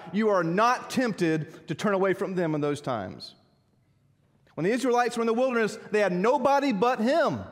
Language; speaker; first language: English; native; English